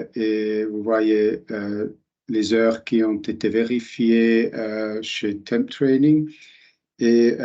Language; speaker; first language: French; non-native, local second language; German